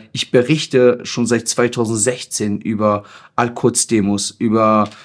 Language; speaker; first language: German; non-native, fluent; Persian